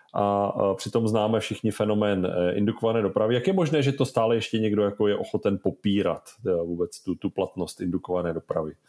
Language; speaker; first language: Czech; native; Czech